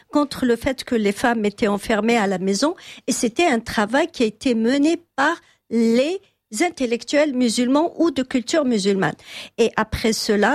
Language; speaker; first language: French; non-native, local second language; Kabyle